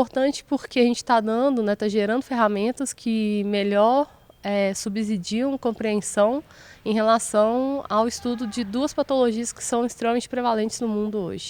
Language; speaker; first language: Portuguese; native; Portuguese